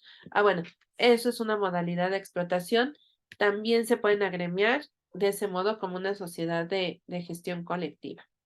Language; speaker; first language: Spanish; native; Spanish